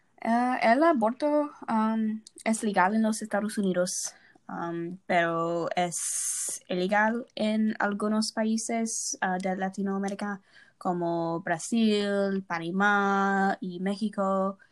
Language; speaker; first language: Spanish; non-native, learner; English